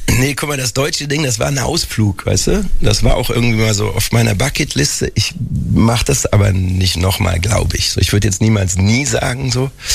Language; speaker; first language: German; native; German